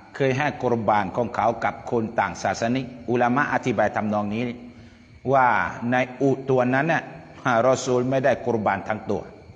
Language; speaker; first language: Thai; non-native, local second language; Pattani Malay